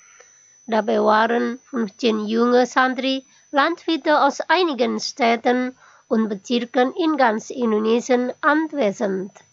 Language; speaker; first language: German; non-native, fluent; Indonesian